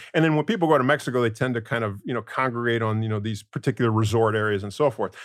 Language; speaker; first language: English; non-native, fluent; Spanish